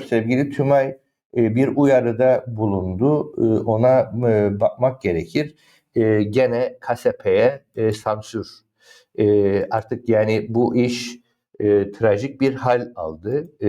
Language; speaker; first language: Turkish; native; Turkish